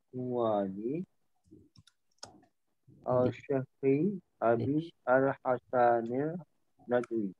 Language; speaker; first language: Arabic; non-native, learner; Malay